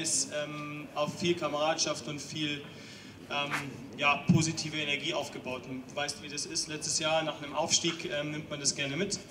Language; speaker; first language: German; native; German